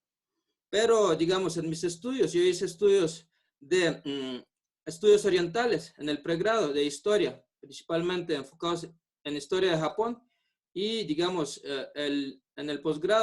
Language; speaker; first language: Spanish; non-native, fluent; Buriat